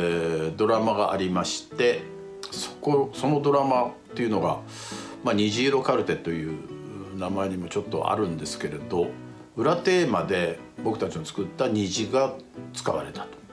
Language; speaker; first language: Japanese; native; Japanese